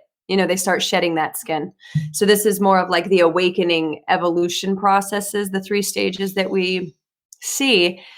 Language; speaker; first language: English; native; English